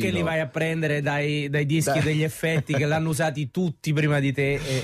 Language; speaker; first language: Italian; native; Italian